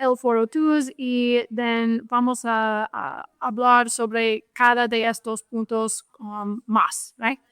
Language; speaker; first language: Spanish; non-native, fluent; English